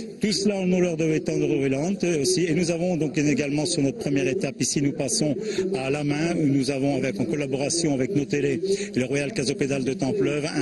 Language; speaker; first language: French; native; French